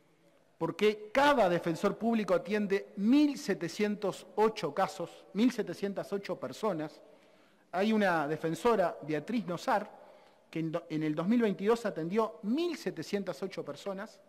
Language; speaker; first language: Spanish; native; Spanish